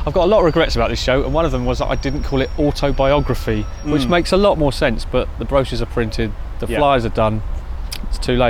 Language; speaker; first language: English; native; English